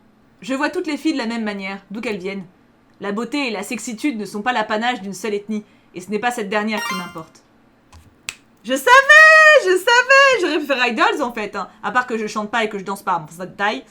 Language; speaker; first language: French; native; French